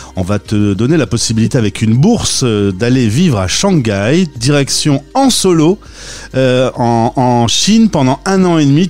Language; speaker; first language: French; native; French